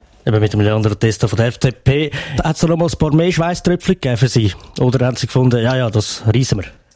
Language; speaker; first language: German; native; German